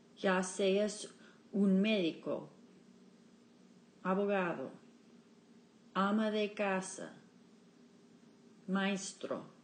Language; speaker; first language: Spanish; non-native, learner; English